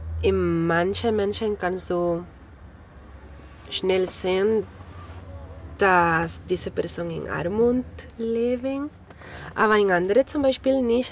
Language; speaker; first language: German; non-native, learner; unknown